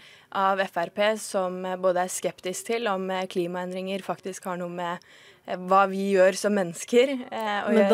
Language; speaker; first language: Norwegian; native; Norwegian